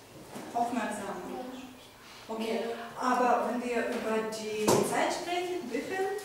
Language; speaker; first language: German; non-native, fluent; Ukrainian